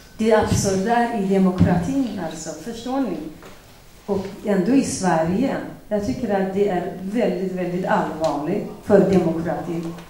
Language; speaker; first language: Swedish; non-native, fluent; Central Kurdish